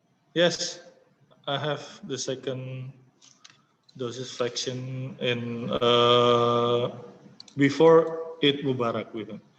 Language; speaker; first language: English; non-native, learner; Indonesian